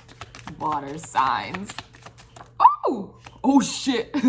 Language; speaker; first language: English; native; English